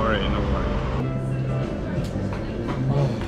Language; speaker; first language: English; non-native, learner; Korean